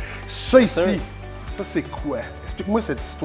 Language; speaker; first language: French; native; French